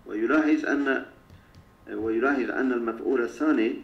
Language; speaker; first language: Arabic; non-native, learner; Turkish